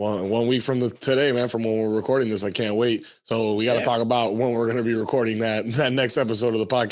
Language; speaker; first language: English; native; English